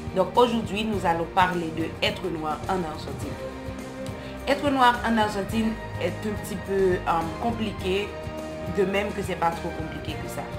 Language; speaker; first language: French; non-native, local second language; Haitian Creole